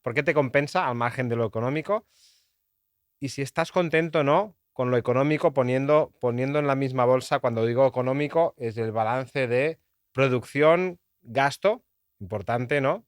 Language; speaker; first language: Spanish; native; Spanish